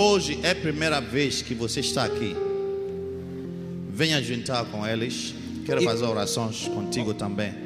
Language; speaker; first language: Portuguese; non-native, learner; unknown